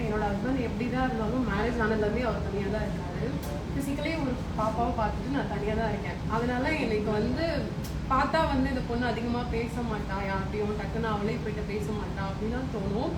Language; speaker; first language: Tamil; native; Tamil